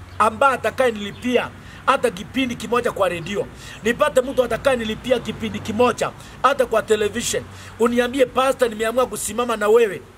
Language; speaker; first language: Swahili; non-native, local second language; Gusii